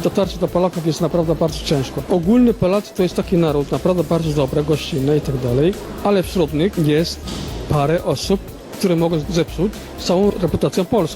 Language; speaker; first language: Polish; non-native, fluent; Somali